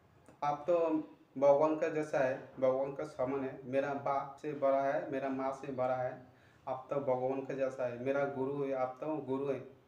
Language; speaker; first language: Hindi; non-native, local second language; Kok Borok